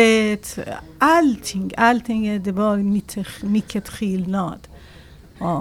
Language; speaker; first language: Swedish; non-native, learner; Persian